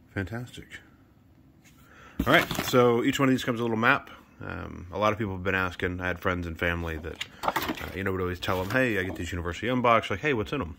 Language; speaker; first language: English; native; English